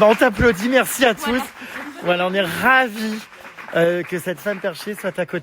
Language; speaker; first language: French; native; French